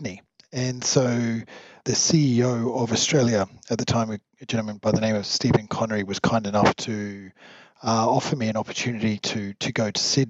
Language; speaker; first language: English; native; English